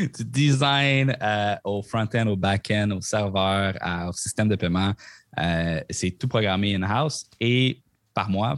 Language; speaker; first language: French; native; French